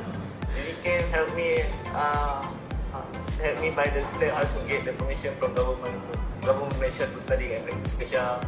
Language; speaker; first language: English; non-native, learner; Indonesian